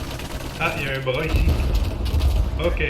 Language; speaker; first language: French; native; French